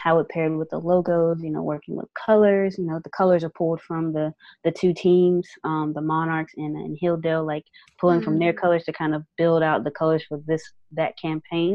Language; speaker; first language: English; native; English